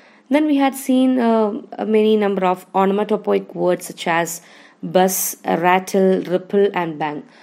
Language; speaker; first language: English; non-native, local second language; Malayalam